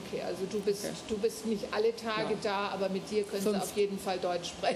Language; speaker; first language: German; native; German